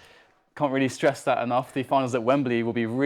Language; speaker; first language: English; native; English